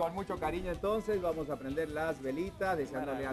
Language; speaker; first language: Spanish; native; Spanish